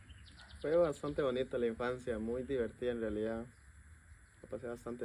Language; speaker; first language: Spanish; native; Spanish